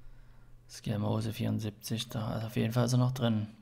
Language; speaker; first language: German; native; German